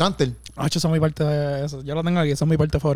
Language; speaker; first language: Spanish; native; Spanish